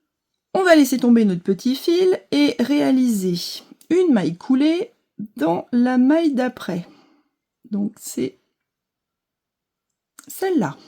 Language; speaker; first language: French; native; French